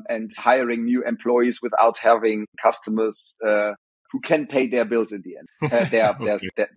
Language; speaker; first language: English; non-native, fluent; German